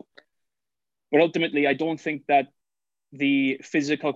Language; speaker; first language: English; native; English